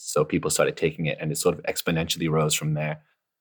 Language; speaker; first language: English; non-native, local second language; Cantonese